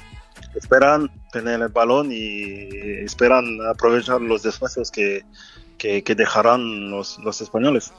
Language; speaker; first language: Spanish; non-native, fluent; French